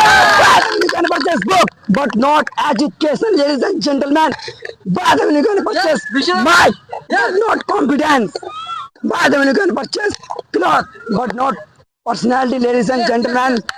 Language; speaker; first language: English; non-native, learner; Hindi